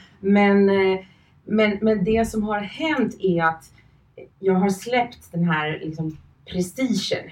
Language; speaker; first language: Swedish; early bilingual, other home language; Finnish